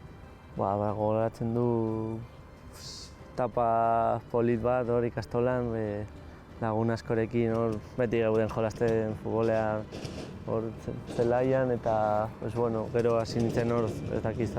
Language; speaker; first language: Basque; non-native, local second language; Spanish